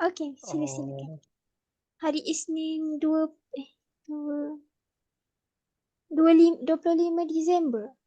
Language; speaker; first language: Malay; native; Malay